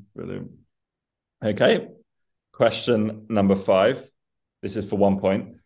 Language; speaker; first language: English; early bilingual, other home language; Persian